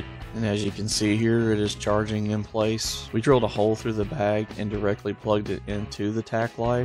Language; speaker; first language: English; native; English